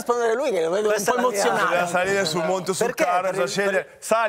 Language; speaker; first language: Italian; native; Italian